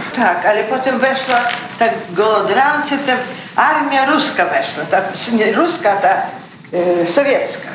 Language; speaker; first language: Polish; early bilingual, heritage; Polish